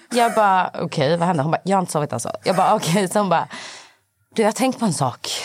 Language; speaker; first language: Swedish; native; Swedish